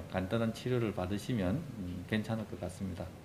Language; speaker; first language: Korean; native; Korean